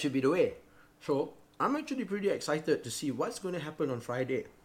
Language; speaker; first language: English; non-native, local second language; Malay